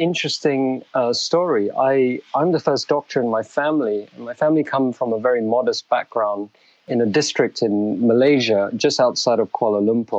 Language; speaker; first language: English; native; English